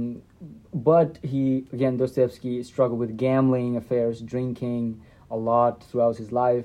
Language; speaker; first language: English; non-native, local second language; Nepali